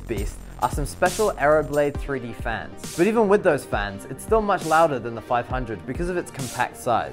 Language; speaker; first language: English; native; English